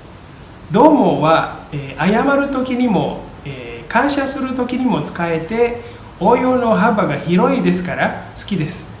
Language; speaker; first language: Japanese; non-native, fluent; Indonesian